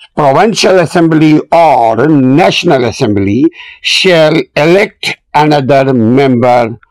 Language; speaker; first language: English; non-native, local second language; Urdu